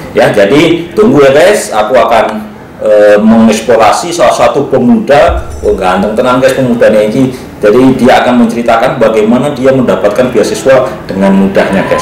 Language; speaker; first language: Indonesian; non-native, local second language; Javanese